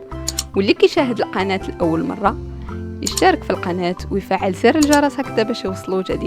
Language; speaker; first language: Arabic; native; Arabic